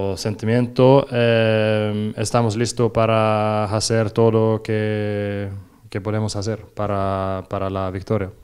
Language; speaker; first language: Spanish; non-native, learner; Norwegian